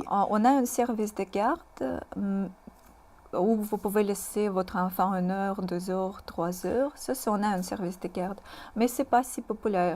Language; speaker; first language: French; non-native, fluent; Russian